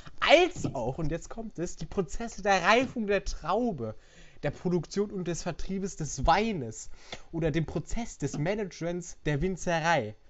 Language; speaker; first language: German; native; German